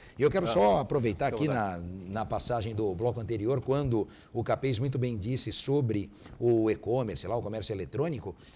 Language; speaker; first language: Portuguese; native; Portuguese